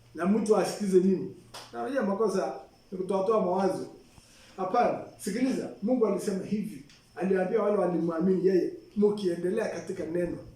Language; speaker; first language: Swahili; non-native, local second language; Masai